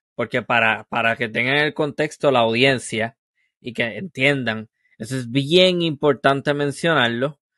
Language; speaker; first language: Spanish; native; Spanish